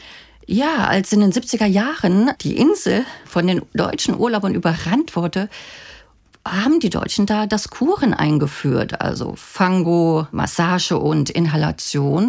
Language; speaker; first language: German; native; German